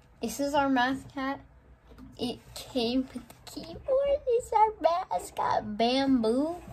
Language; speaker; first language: English; native; English